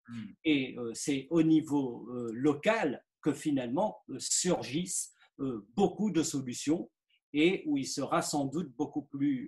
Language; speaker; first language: French; native; French